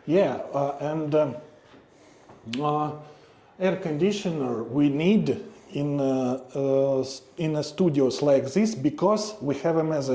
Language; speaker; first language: English; non-native, learner; Russian